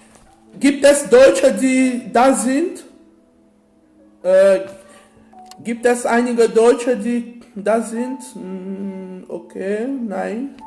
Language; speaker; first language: German; non-native, fluent; French